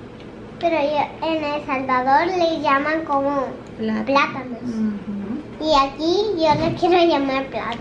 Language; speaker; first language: Spanish; early bilingual, other home language; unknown